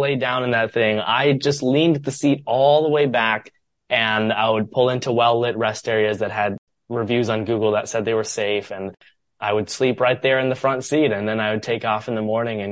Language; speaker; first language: English; native; English